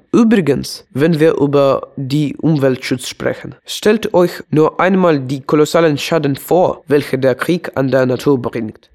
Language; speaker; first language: German; non-native, fluent; Russian